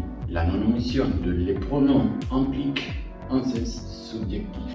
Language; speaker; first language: French; non-native, fluent; Spanish